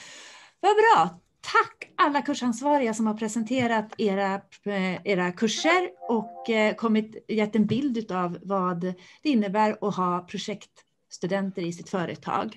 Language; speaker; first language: Swedish; native; Swedish